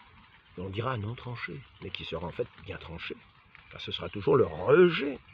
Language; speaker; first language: French; native; French